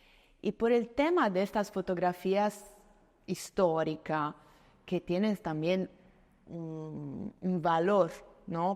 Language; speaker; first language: Spanish; non-native, fluent; Italian